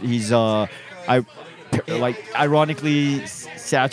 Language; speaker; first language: English; non-native, local second language; Chinese